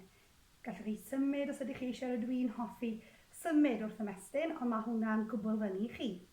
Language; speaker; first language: Welsh; native; Welsh